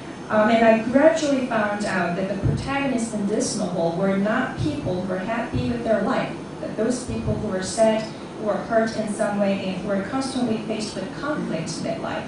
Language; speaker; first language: English; non-native, fluent; Korean